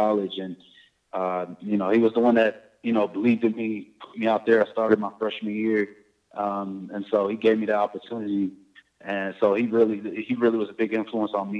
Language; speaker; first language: English; native; English